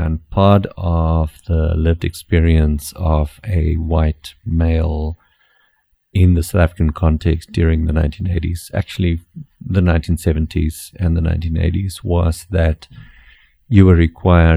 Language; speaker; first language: English; non-native, local second language; Afrikaans